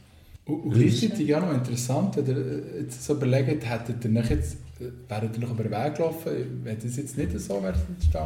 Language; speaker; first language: German; native; German